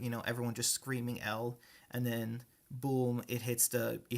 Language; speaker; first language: English; native; English